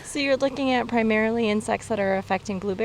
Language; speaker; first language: English; native; English